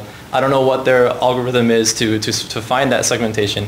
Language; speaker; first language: English; native; English